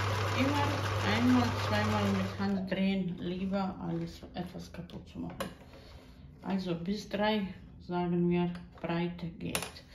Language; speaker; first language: German; non-native, learner; Croatian